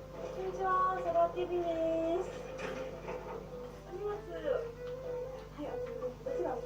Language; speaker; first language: Japanese; native; Japanese